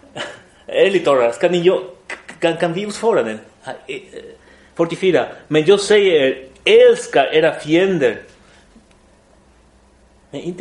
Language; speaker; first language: Swedish; non-native, fluent; Spanish